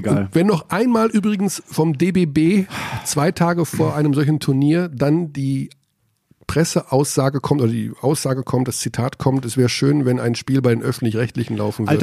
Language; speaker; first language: German; native; German